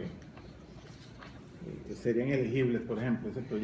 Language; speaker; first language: Spanish; native; Spanish